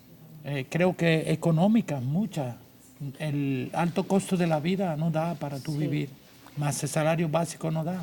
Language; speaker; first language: Portuguese; non-native, learner; Spanish